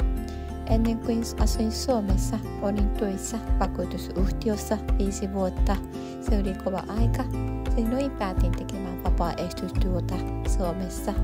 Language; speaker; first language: Finnish; non-native, learner; Japanese